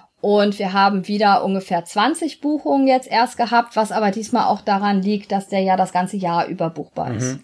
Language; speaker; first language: German; native; German